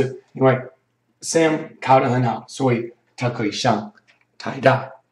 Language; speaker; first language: Chinese; non-native, fluent; English